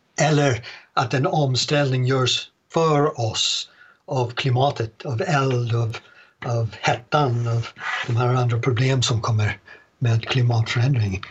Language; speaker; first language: Swedish; non-native, fluent; English